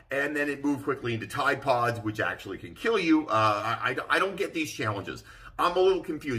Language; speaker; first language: English; native; English